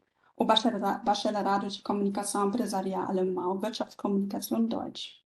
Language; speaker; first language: Portuguese; non-native, fluent; German